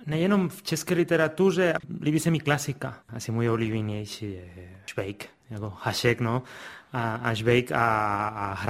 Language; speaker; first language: Czech; non-native, fluent; Spanish